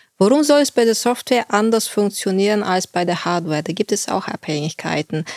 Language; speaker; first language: German; non-native, fluent; Bulgarian